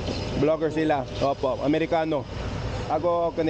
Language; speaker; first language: Filipino; non-native, learner; English